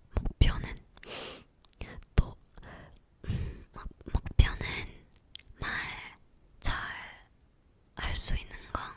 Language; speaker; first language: Korean; non-native, learner; English